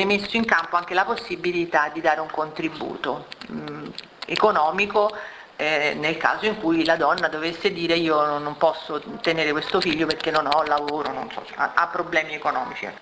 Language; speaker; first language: Italian; native; Italian